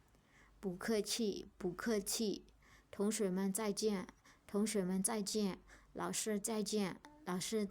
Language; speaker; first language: Chinese; non-native, fluent; Burmese